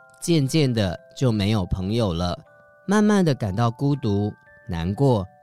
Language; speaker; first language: Chinese; native; Chinese